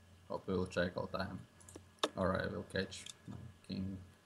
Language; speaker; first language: English; non-native, learner; Russian